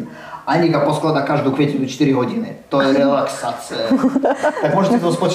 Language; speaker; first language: Czech; non-native, learner; Russian